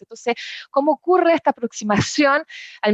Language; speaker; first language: Spanish; native; Spanish